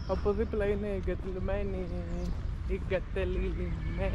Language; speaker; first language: Greek; non-native, fluent; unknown